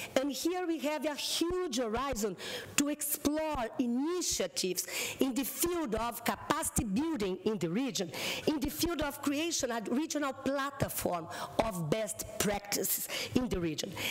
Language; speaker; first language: English; non-native, fluent; Portuguese